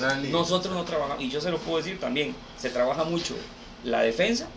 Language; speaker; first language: Spanish; native; Spanish